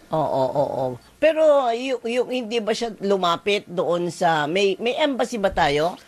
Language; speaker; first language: Filipino; native; Filipino